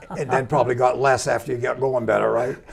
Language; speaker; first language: English; native; English